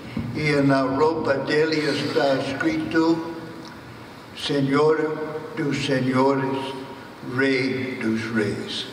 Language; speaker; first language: Portuguese; non-native, fluent; English